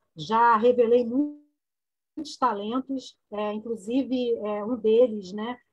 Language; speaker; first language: Portuguese; native; Portuguese